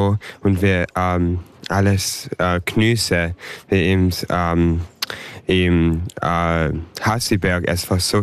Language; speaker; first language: German; early bilingual, heritage; English